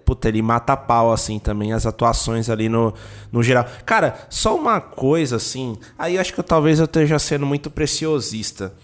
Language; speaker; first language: Portuguese; native; Portuguese